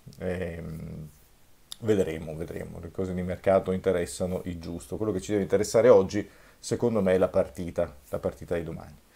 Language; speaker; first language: Italian; native; Italian